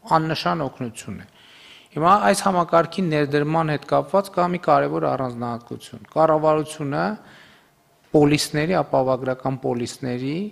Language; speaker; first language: Armenian; native; Armenian